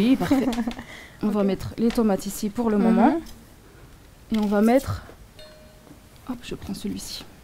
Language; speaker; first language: French; native; French